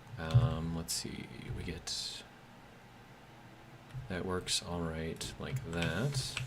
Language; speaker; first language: English; native; English